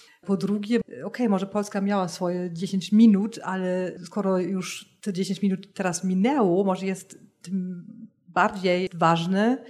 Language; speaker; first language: Polish; non-native, fluent; German